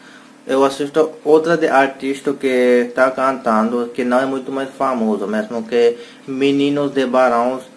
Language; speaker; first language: Portuguese; non-native, learner; Hindi